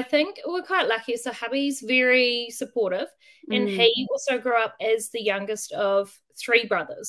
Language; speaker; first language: English; native; English